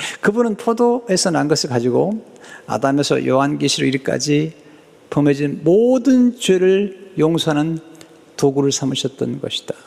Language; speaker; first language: Korean; native; Korean